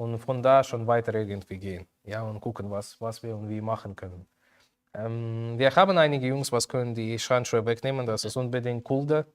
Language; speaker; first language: German; non-native, learner; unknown